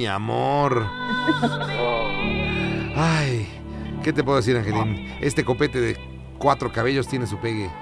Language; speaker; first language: Spanish; native; Spanish